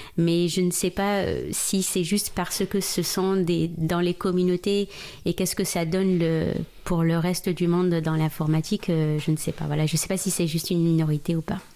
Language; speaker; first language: French; non-native, local second language; Arabic